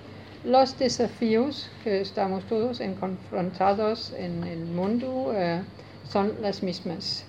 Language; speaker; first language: Spanish; non-native, learner; Danish